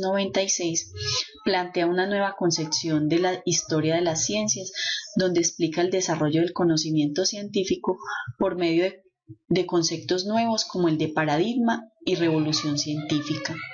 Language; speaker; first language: Spanish; native; Spanish